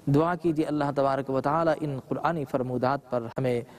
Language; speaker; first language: Urdu; native; Urdu